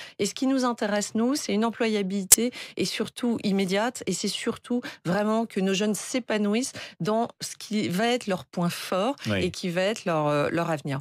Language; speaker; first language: French; native; French